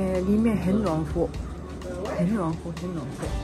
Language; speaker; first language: Chinese; non-native, learner; Japanese